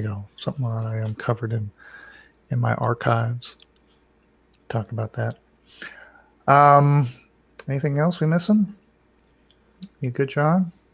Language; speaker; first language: English; native; English